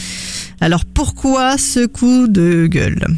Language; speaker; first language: French; native; French